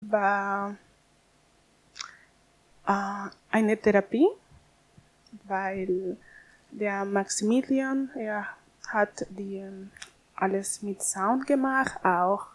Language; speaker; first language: German; non-native, learner; Spanish